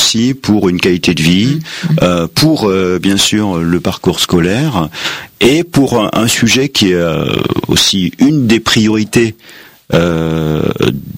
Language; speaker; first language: French; native; French